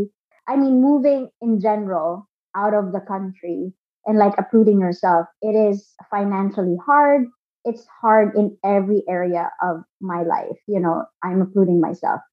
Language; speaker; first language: English; non-native, local second language; Filipino